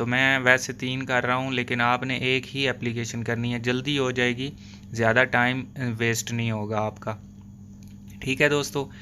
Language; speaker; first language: Urdu; non-native, local second language; Punjabi